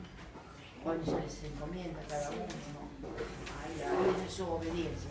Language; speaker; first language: Spanish; native; Spanish